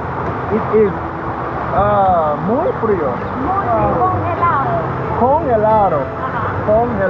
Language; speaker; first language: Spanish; non-native, learner; English